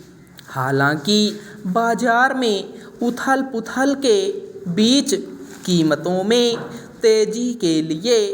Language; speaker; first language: Hindi; native; Hindi